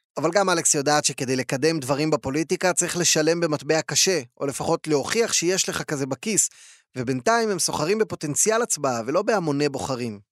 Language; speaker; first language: Hebrew; native; Hebrew